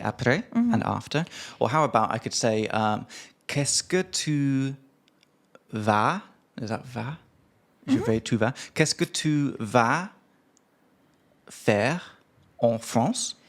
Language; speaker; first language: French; non-native, learner; English